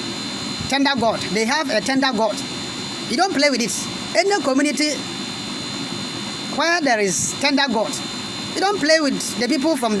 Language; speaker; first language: English; non-native, local second language; Akan